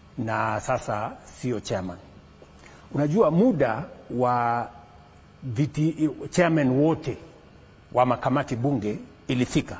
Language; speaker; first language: Swahili; non-native, local second language; Kalenjin